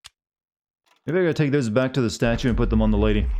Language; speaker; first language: English; native; English